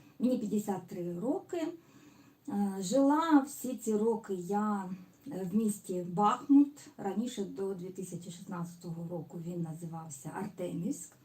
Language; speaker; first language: Ukrainian; non-native, local second language; Russian